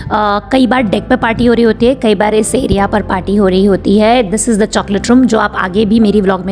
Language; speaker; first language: Hindi; native; Hindi